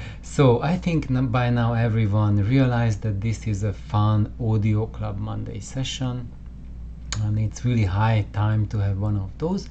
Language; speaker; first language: English; non-native, fluent; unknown